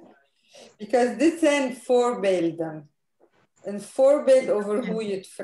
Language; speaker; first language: Dutch; non-native, fluent; Arabic